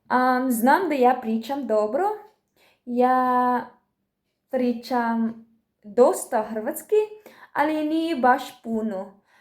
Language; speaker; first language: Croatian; non-native, learner; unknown